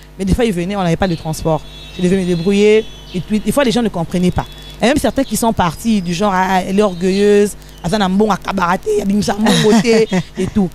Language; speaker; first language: French; non-native, local second language; Lingala